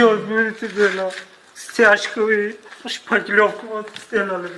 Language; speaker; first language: Russian; non-native, learner; Tajik